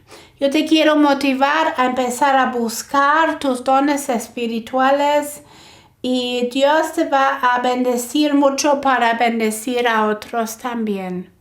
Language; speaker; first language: Spanish; non-native, fluent; German